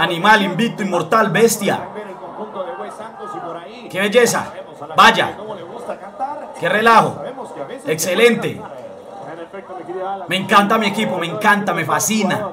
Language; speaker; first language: Spanish; native; Spanish